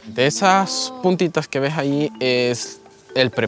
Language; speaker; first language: Spanish; native; Spanish